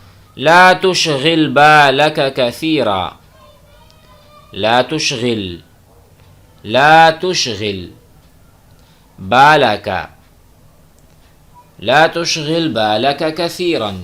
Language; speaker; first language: Arabic; non-native, fluent; Urdu